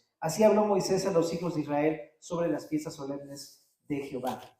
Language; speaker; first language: Spanish; native; Spanish